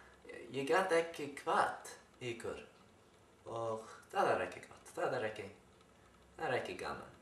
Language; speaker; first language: Icelandic; non-native, learner; English